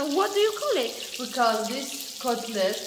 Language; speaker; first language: English; non-native, fluent; Polish